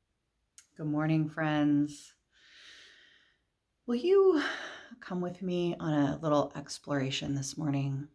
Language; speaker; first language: English; native; English